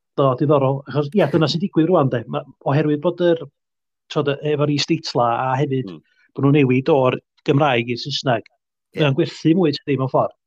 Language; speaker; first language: Welsh; native; Welsh